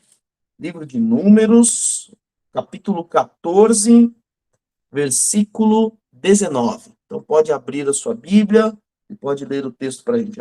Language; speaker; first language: Portuguese; native; Portuguese